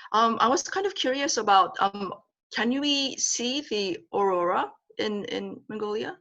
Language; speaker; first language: English; non-native, learner; Korean